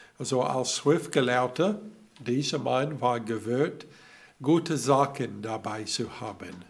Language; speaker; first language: German; non-native, learner; English